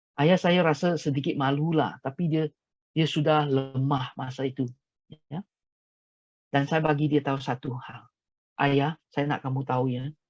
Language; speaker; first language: Malay; non-native, local second language; Chinese